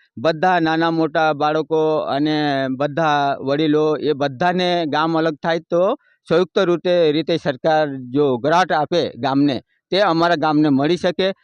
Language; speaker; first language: Gujarati; non-native, local second language; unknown